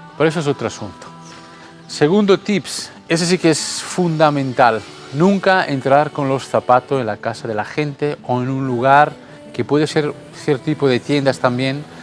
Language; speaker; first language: Spanish; non-native, fluent; Italian